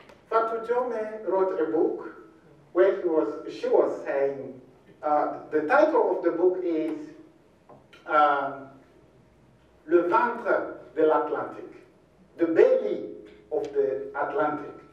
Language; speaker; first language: English; non-native, fluent; Luba-Lulua